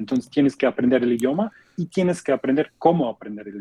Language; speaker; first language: Spanish; non-native, fluent; German